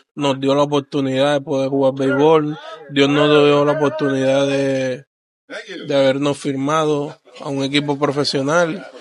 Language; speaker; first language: Spanish; native; Spanish